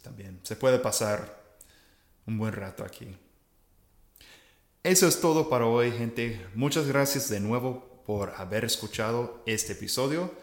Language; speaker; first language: Spanish; non-native, fluent; English